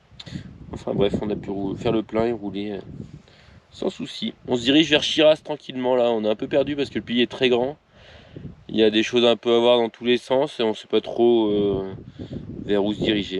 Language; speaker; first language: French; native; French